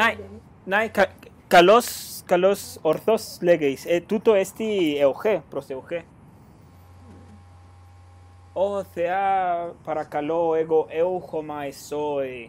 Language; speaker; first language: Greek; non-native, fluent; Spanish